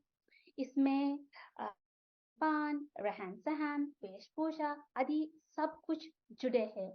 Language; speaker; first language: Hindi; non-native, fluent; Sinhala